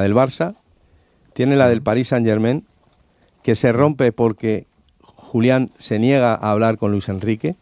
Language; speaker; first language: Spanish; native; Spanish